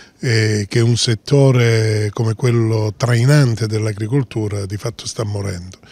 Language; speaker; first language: Italian; native; Italian